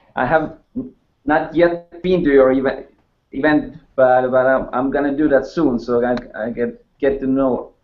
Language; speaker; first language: English; non-native, fluent; Estonian